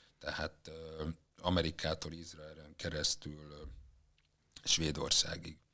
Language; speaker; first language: Hungarian; native; Hungarian